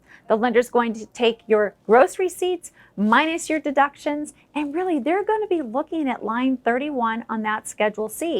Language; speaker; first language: English; native; English